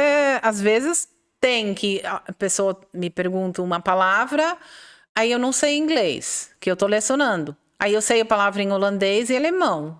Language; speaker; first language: Portuguese; non-native, fluent; Dutch